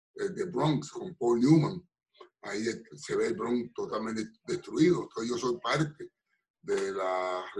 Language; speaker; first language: Spanish; native; Spanish